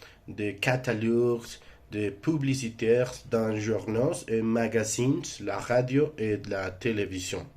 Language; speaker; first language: French; non-native, learner; Spanish